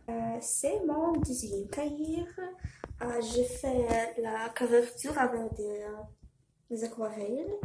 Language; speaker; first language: French; non-native, learner; Russian